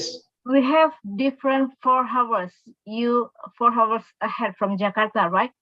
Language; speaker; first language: English; non-native, local second language; Indonesian